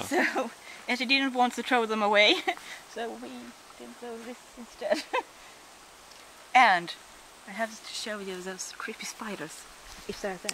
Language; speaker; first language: English; non-native, fluent; Swedish